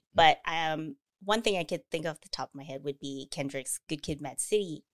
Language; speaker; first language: English; native; English